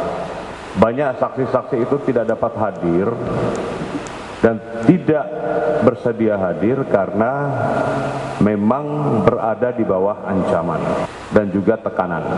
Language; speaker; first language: Indonesian; native; Indonesian